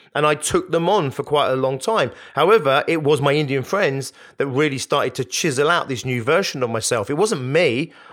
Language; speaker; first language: English; native; English